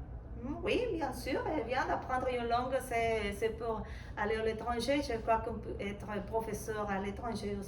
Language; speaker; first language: French; non-native, fluent; Spanish